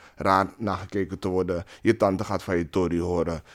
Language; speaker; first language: Dutch; native; Dutch